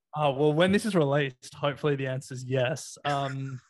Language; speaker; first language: English; native; English